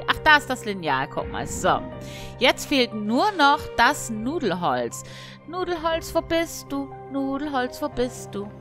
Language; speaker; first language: German; native; German